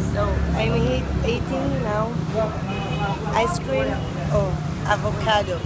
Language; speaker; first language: English; non-native, fluent; Hebrew